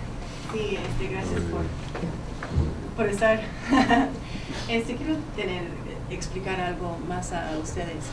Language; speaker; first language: Spanish; non-native, fluent; English